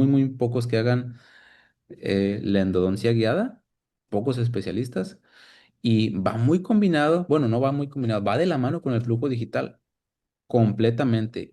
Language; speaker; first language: Spanish; native; Spanish